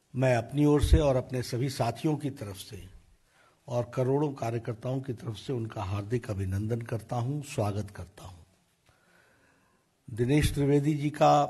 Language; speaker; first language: Hindi; native; Hindi